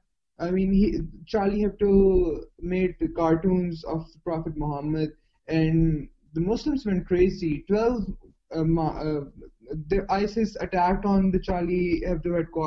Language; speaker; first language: English; non-native, local second language; Urdu